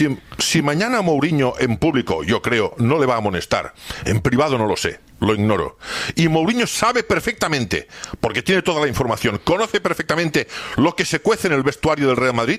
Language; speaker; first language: Spanish; native; Spanish